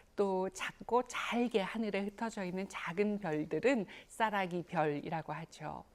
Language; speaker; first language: Korean; native; Korean